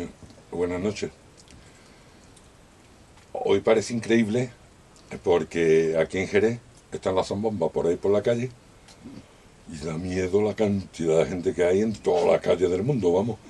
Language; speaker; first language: Spanish; native; Spanish